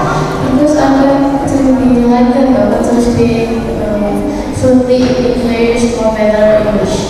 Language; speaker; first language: English; non-native, learner; Indonesian